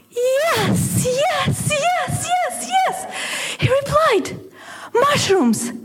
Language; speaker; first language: English; non-native, fluent; Russian